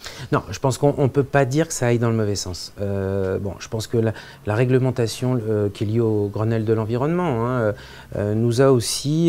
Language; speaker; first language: French; native; French